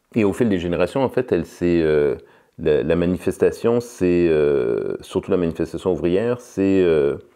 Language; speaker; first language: French; native; French